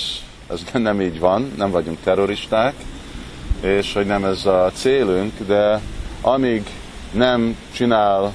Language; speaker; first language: Hungarian; early bilingual, heritage; Hungarian